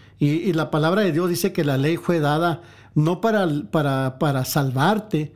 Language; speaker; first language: Spanish; early bilingual, heritage; Spanish